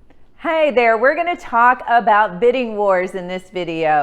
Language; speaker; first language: English; native; English